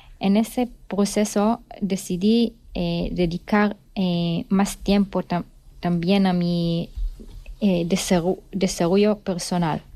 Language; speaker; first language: Spanish; non-native, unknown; Hebrew